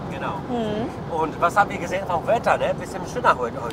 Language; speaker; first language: German; non-native, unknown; Polish